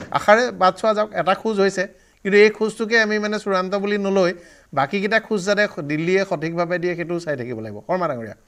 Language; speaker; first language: Assamese; native; Assamese